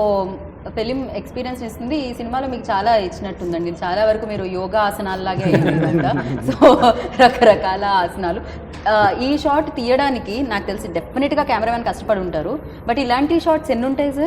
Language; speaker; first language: Telugu; native; Telugu